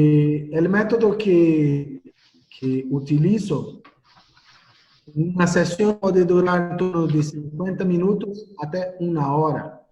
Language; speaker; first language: Spanish; non-native, learner; Portuguese